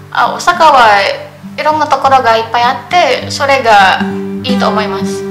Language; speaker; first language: Japanese; non-native, learner; Indonesian